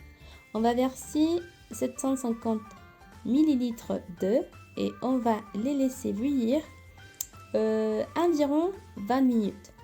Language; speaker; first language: French; non-native, fluent; Spanish